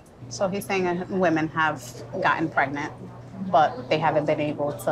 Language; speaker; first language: English; early bilingual, other home language; Spanish